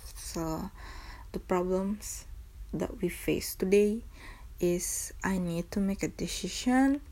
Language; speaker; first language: English; non-native, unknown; Indonesian